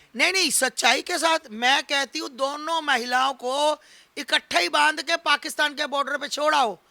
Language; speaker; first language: Hindi; native; Hindi